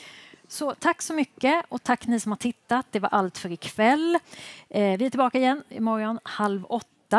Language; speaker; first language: Swedish; native; Swedish